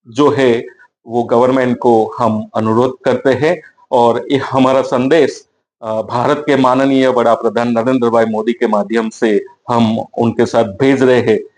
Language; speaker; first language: Hindi; non-native, local second language; Gujarati